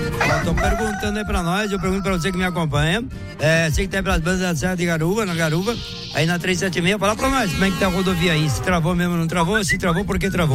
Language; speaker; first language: Portuguese; native; Portuguese